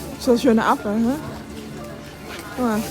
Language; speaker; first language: German; non-native, learner; Thai